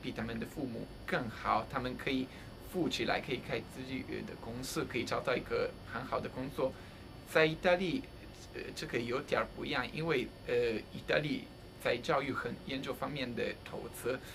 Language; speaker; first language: Chinese; non-native, fluent; Italian